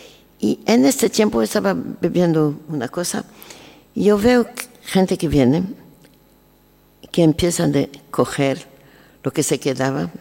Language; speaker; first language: Spanish; non-native, learner; French